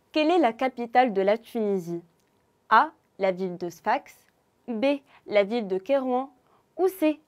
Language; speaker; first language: French; non-native, local second language; Arabic